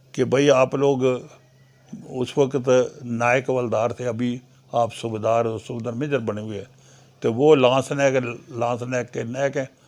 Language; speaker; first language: Urdu; non-native, local second language; Punjabi